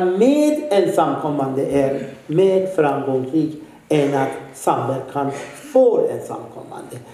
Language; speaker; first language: Swedish; non-native, fluent; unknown